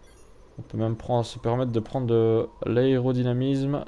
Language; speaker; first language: French; native; French